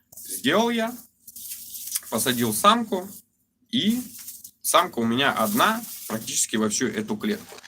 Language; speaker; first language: Russian; native; Russian